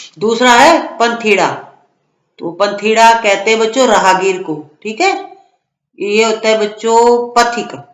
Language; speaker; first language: Hindi; native; Hindi